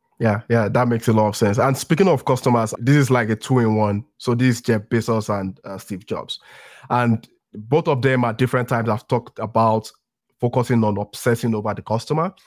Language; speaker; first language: English; non-native, local second language; Yoruba